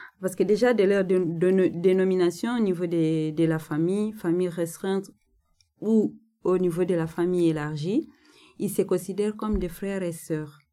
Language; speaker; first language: French; non-native, local second language; Nande